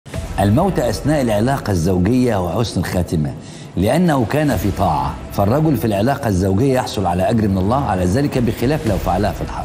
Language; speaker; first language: Arabic; native; Arabic